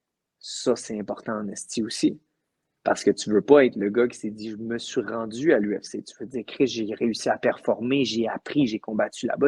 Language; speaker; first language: French; native; French